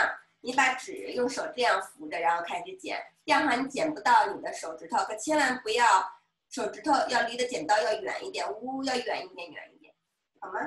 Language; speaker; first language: Chinese; native; Chinese